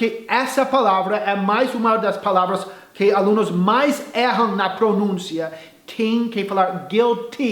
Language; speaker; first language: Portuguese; non-native, fluent; English